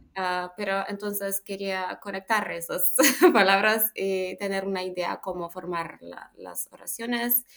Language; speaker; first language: Spanish; non-native, learner; Macedonian